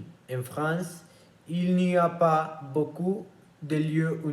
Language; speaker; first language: French; non-native, learner; Spanish